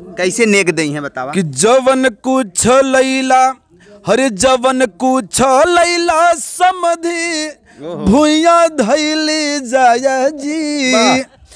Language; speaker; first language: Hindi; native; Hindi